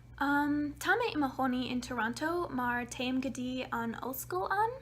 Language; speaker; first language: Irish; non-native, learner; English